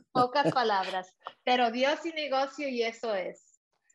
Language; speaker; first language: Spanish; early bilingual, heritage; English